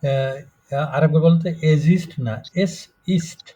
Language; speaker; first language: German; non-native, fluent; Bangla